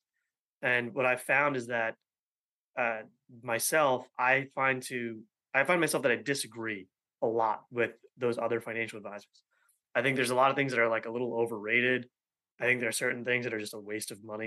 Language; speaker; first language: English; native; English